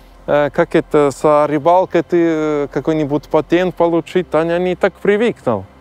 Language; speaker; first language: Russian; non-native, learner; German